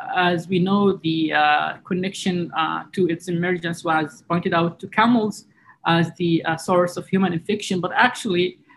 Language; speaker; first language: English; non-native, fluent; Arabic